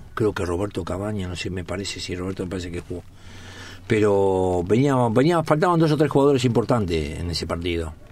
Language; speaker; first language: Spanish; native; Spanish